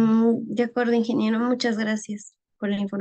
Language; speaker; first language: Spanish; native; Spanish